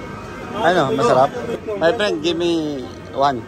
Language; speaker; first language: English; non-native, learner; Filipino